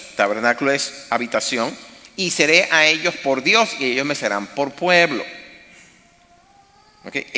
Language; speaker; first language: Spanish; native; Spanish